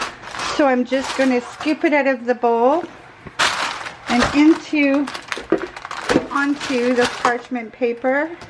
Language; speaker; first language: English; native; English